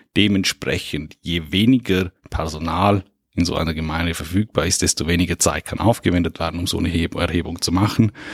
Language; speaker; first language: German; native; German